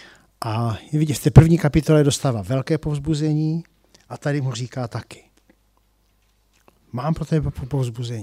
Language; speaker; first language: Czech; native; Czech